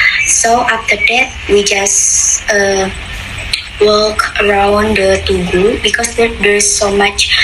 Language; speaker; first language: English; non-native, fluent; Indonesian